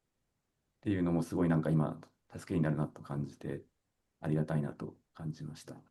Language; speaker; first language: Japanese; native; Japanese